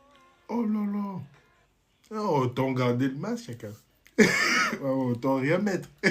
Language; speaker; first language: French; native; French